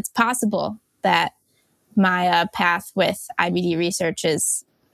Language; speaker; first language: English; native; English